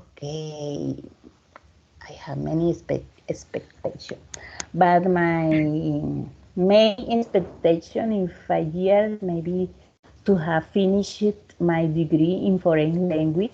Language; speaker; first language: English; non-native, learner; Spanish